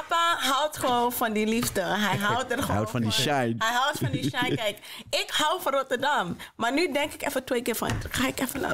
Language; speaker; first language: Dutch; native; Dutch